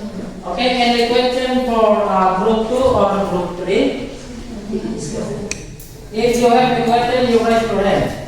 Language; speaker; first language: English; non-native, learner; Indonesian